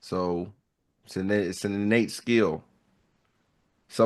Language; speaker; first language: English; native; English